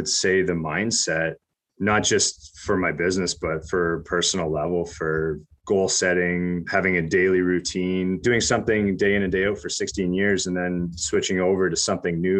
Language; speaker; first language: English; native; English